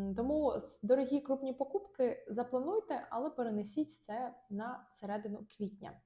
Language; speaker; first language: Ukrainian; non-native, local second language; Russian